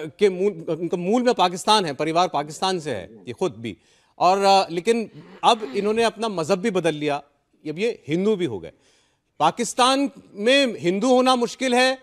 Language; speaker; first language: Hindi; native; Hindi